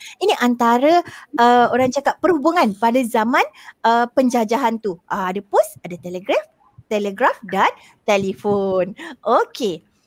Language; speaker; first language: Malay; native; Malay